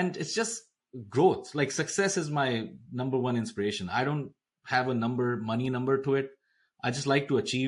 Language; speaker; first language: English; non-native, local second language; Hindi